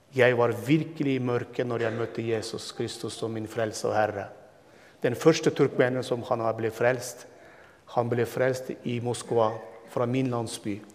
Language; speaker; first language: Norwegian; non-native, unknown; Turkmen